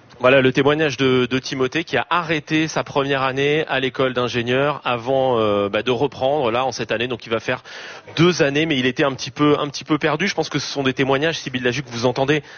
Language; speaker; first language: French; native; French